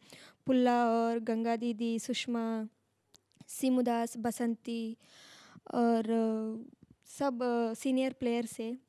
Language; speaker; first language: Hindi; non-native, local second language; Kannada